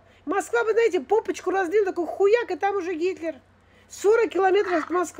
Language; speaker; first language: Russian; native; Russian